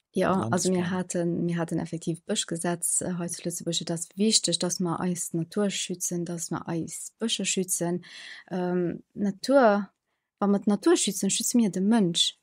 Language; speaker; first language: Luxembourgish; early bilingual, other home language; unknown